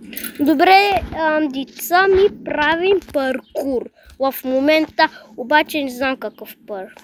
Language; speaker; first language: Bulgarian; non-native, local second language; Turkish